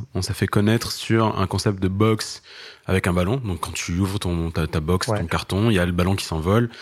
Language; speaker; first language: French; non-native, local second language; Arabic